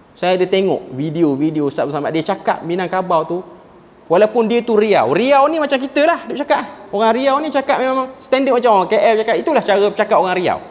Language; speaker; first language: Malay; native; Malay